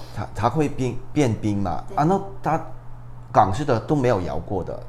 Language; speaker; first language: Chinese; non-native, fluent; Cantonese